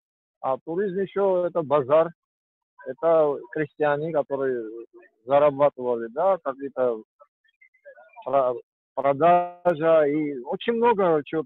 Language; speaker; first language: Russian; non-native, fluent; Georgian